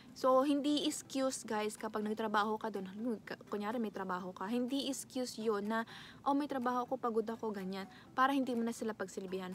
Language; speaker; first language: Filipino; native; Filipino